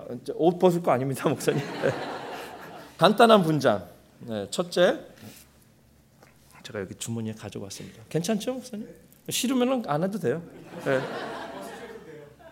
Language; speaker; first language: Korean; early bilingual, heritage; Korean